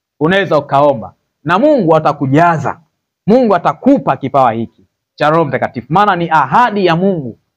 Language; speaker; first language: Swahili; native; Swahili